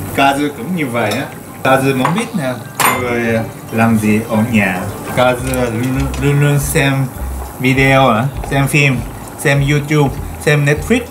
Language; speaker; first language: Vietnamese; non-native, learner; Japanese